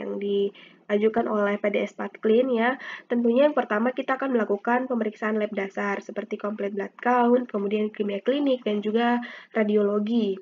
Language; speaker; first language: Indonesian; native; Indonesian